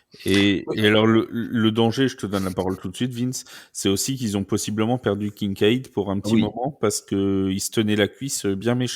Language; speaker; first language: French; native; French